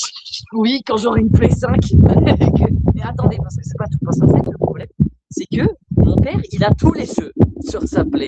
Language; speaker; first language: French; native; French